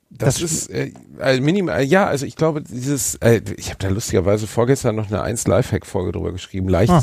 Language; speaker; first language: German; native; German